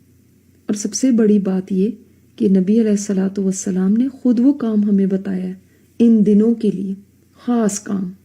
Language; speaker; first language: Urdu; native; Urdu